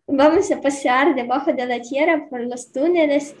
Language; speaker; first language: Spanish; non-native, learner; Ukrainian